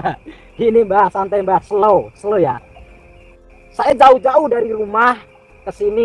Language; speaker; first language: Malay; non-native, local second language; Javanese